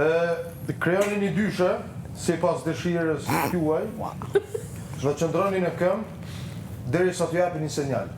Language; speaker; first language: Albanian; native; Albanian